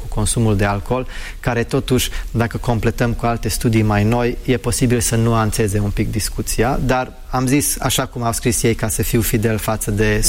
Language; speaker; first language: Romanian; non-native, fluent; English